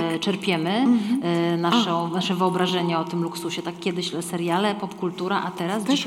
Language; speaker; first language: Polish; native; Polish